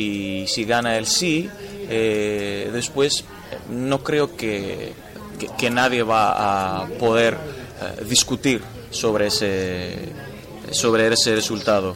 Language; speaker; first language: Spanish; non-native, fluent; Greek